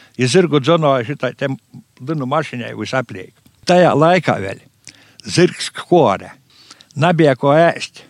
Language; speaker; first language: Latvian; native; Latvian